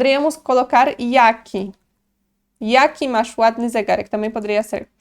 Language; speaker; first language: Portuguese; non-native, fluent; Polish